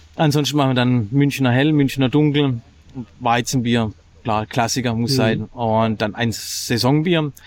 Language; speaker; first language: German; native; German